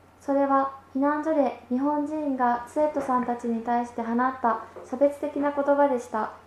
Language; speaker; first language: Japanese; native; Japanese